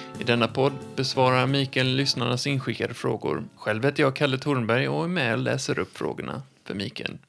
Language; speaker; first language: Swedish; native; Swedish